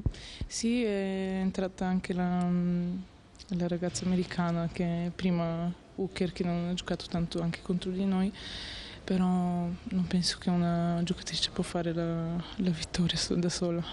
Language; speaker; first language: Italian; non-native, fluent; Bulgarian